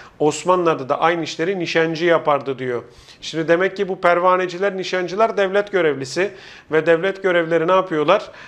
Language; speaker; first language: Turkish; native; Turkish